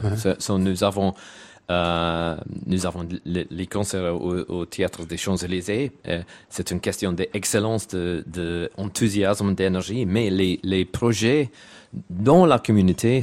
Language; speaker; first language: French; non-native, learner; English